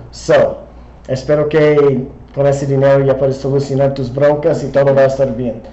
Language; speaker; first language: Spanish; non-native, learner; English